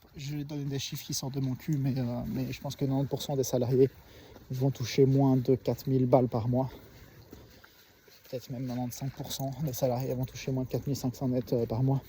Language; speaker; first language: French; native; French